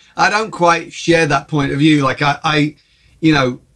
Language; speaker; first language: English; early bilingual, other home language; Czech